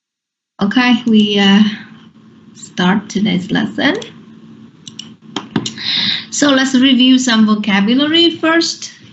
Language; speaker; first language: English; non-native, fluent; Vietnamese